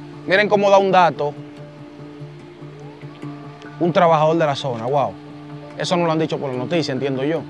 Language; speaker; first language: Spanish; native; Spanish